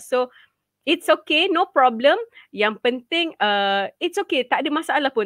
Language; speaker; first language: English; non-native, local second language; Malay